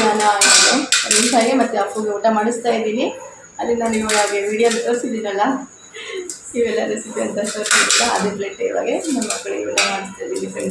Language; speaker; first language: Kannada; non-native, local second language; Urdu